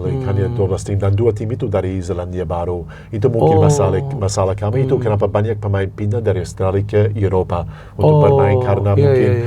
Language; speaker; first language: Indonesian; non-native, fluent; English